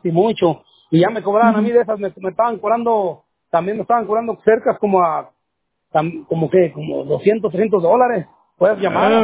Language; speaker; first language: Spanish; native; Spanish